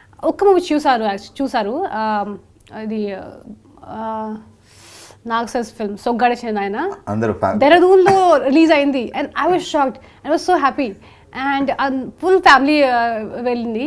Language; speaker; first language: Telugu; non-native, fluent; Hindi